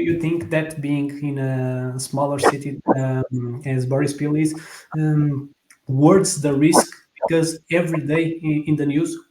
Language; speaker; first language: English; non-native, fluent; Portuguese